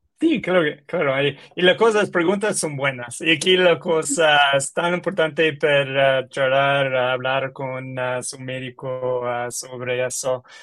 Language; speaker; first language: Spanish; non-native, learner; English